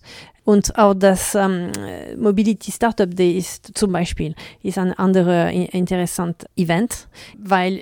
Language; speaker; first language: German; non-native, learner; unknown